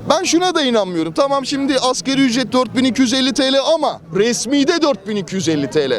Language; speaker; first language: Turkish; native; Turkish